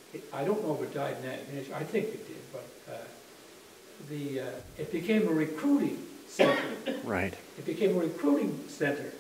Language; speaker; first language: English; native; English